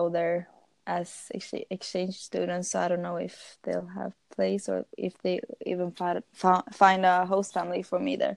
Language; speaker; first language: English; non-native, fluent; Swedish